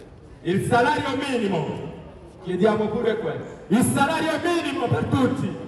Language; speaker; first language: Italian; non-native, learner; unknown